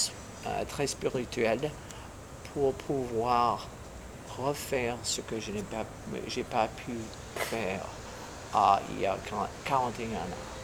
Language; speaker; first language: French; non-native, fluent; English